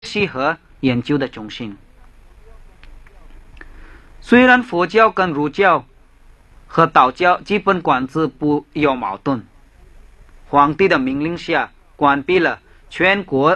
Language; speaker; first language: Chinese; non-native, fluent; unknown